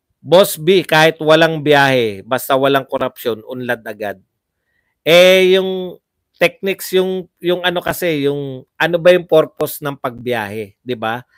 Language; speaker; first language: Filipino; native; Filipino